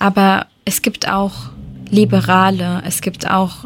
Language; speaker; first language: German; early bilingual, other home language; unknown